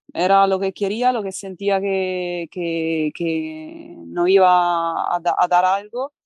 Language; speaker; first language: Spanish; non-native, fluent; Italian